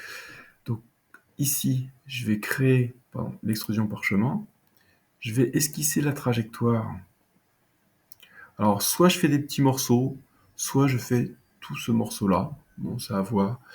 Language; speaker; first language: French; native; French